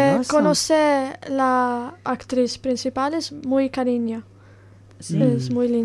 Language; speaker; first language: Spanish; non-native, learner; Italian